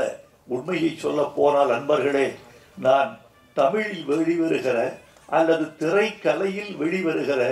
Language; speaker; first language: Tamil; native; Tamil